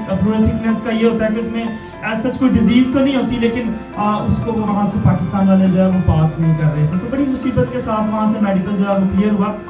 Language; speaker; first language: Urdu; non-native, local second language; Punjabi